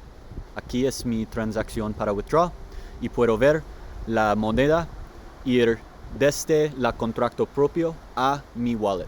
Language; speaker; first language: Spanish; non-native, learner; English